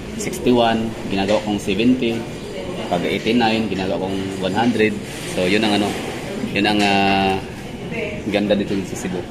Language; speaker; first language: Filipino; non-native, local second language; Cebuano